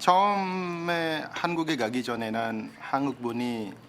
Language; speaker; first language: Korean; non-native, fluent; Indonesian